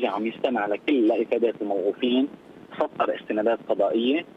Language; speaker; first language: Arabic; native; Arabic